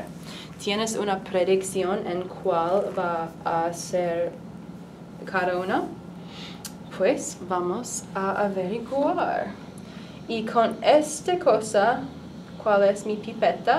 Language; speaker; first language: Spanish; non-native, learner; English